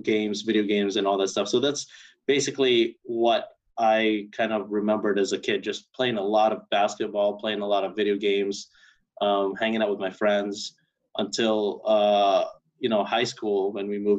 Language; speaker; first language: English; early bilingual, other home language; Cebuano